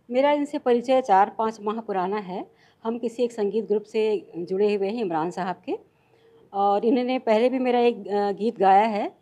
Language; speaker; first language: Hindi; non-native, local second language; Chhattisgarhi